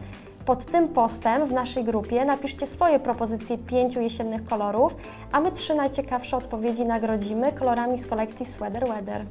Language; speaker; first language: Polish; native; Polish